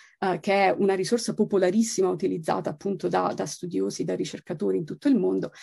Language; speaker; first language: Italian; native; Italian